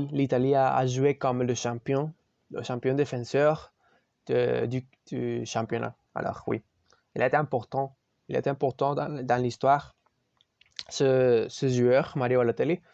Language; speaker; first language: French; non-native, learner; Spanish